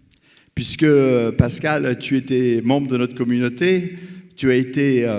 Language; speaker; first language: French; native; French